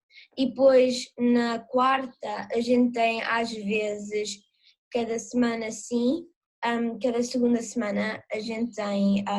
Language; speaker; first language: Portuguese; early bilingual, heritage; Portuguese